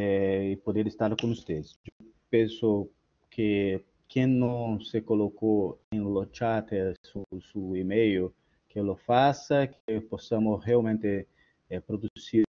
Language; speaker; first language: Spanish; non-native, learner; Portuguese